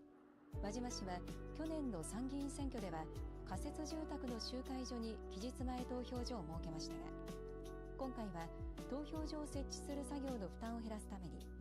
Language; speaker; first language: Japanese; native; Japanese